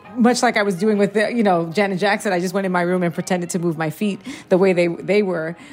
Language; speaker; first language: English; early bilingual, heritage; Spanish